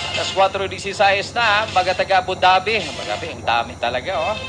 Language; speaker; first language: Filipino; non-native, local second language; Hiligaynon